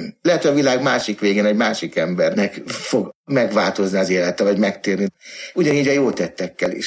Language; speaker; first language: Hungarian; native; Hungarian